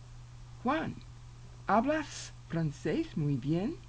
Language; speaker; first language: Spanish; non-native, fluent; English